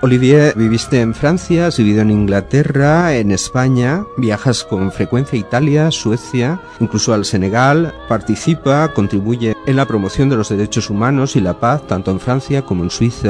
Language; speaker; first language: Spanish; native; Spanish